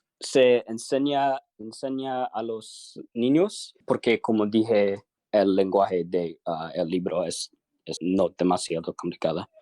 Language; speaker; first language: Spanish; non-native, learner; English